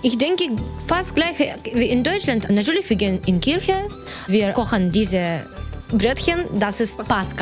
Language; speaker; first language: German; non-native, learner; Ukrainian